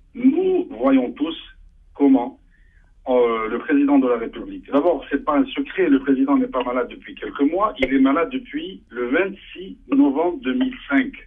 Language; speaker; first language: French; non-native, local second language; Arabic